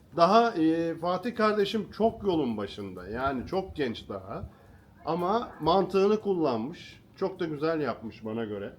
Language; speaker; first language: Turkish; native; Turkish